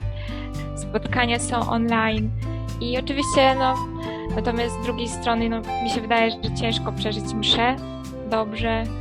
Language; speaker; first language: Polish; early bilingual, heritage; Polish